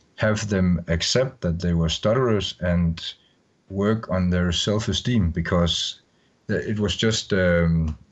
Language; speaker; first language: English; non-native, fluent; Danish